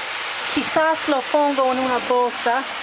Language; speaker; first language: Spanish; non-native, learner; English